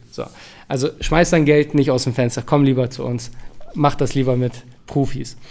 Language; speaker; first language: German; early bilingual, other home language; Turkish